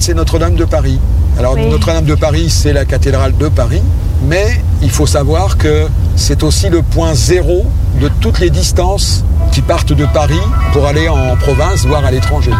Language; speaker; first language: French; native; French